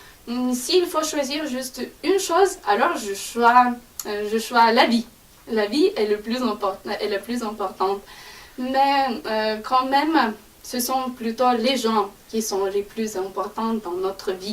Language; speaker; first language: French; non-native, fluent; Ukrainian